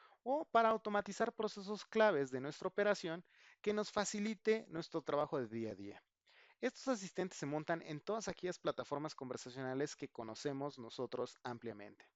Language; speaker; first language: Spanish; native; Spanish